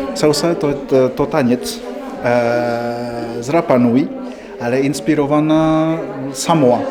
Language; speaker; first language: Polish; non-native, learner; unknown